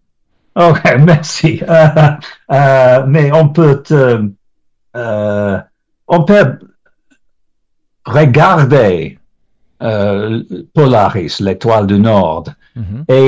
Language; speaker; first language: French; non-native, learner; English